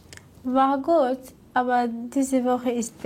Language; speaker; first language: German; non-native, learner; Kurdish